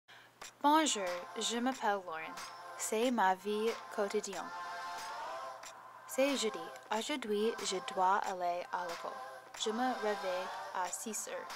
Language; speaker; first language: French; non-native, learner; English